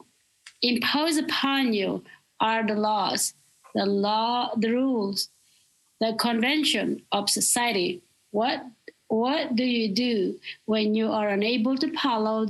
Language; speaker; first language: English; non-native, fluent; Spanish